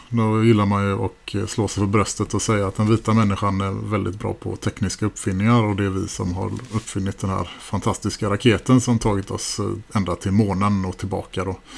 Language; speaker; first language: Swedish; native; Swedish